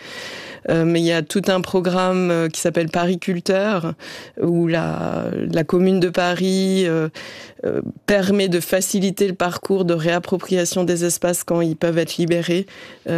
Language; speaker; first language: French; native; French